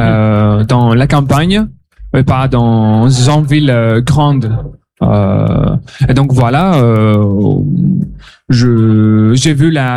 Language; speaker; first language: French; non-native, learner; Greek